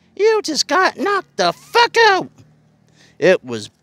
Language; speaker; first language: English; native; English